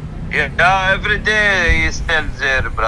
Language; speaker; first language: English; non-native, learner; Arabic